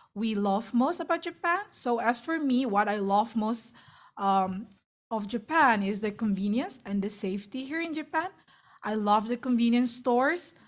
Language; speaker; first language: English; non-native, fluent; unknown